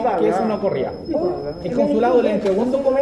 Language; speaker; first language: Spanish; native; Spanish